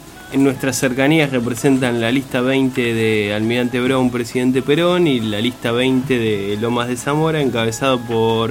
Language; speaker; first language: Spanish; native; Spanish